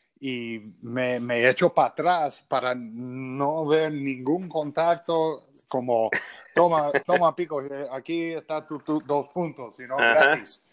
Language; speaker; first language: Spanish; early bilingual, other home language; English